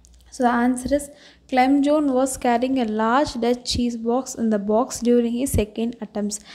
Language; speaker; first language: English; non-native, local second language; Tamil